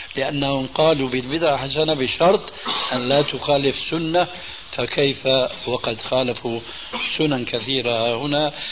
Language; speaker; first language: Arabic; early bilingual, other home language; Albanian